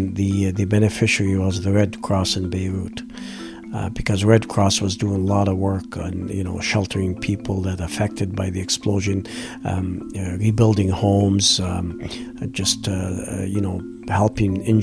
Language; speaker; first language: English; non-native, fluent; Arabic